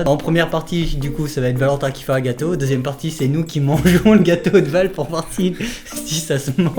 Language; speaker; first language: French; native; French